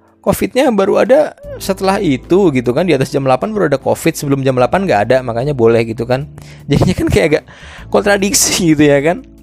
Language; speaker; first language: Indonesian; native; Indonesian